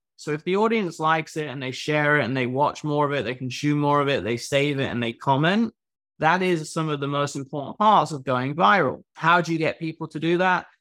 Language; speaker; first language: English; native; English